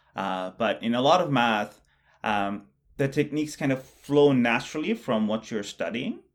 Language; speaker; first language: English; non-native, local second language; Bangla